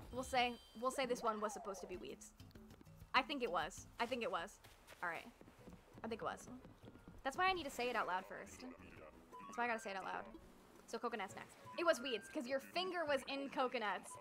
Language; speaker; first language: English; native; English